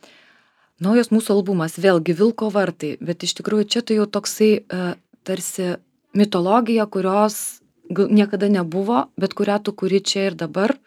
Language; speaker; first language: Lithuanian; native; Lithuanian